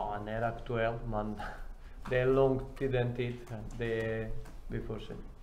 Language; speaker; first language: Swedish; non-native, fluent; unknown